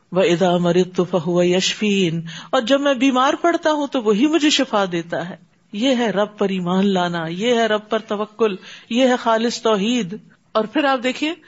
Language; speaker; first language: Urdu; native; Urdu